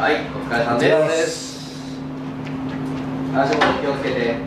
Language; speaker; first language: Japanese; native; Japanese